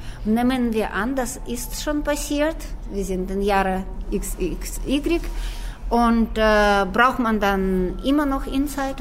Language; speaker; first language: German; non-native, fluent; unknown